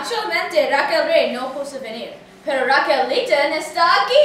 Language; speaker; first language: Spanish; non-native, learner; English